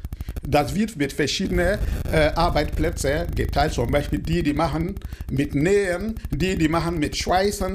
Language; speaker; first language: German; non-native, fluent; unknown